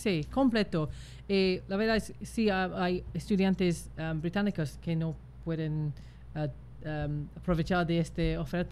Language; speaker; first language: Spanish; non-native, fluent; English